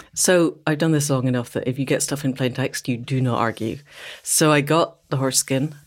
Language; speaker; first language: English; native; English